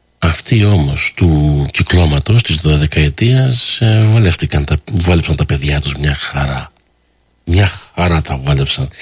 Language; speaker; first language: Greek; early bilingual, heritage; Greek